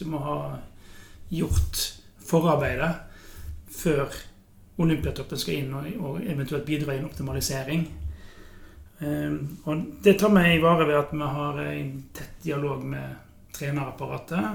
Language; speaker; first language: Norwegian; native; Norwegian